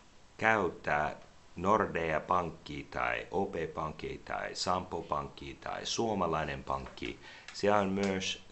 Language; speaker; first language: Finnish; non-native, learner; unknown